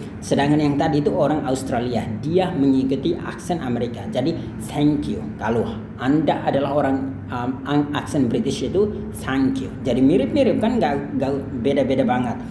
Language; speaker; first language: Indonesian; native; Indonesian